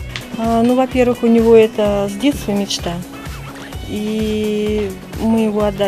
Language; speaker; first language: Russian; native; Russian